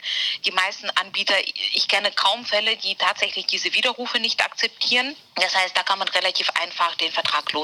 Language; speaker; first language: German; native; German